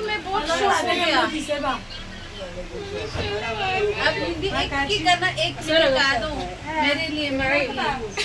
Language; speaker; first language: Hindi; non-native, local second language; Assamese